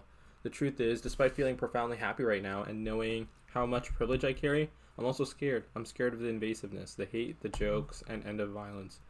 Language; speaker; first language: English; native; English